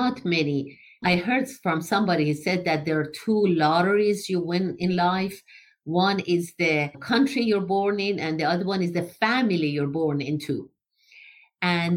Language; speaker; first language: English; non-native, fluent; Persian